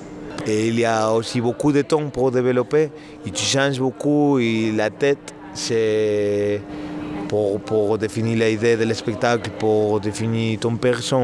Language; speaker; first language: French; non-native, learner; Spanish